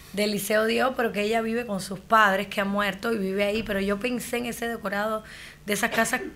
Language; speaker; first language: Spanish; native; Spanish